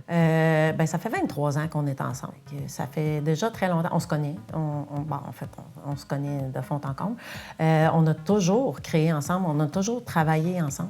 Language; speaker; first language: French; non-native, local second language; English